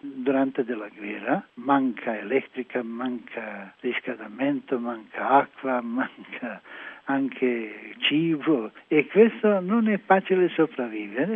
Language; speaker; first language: Italian; non-native, learner; Croatian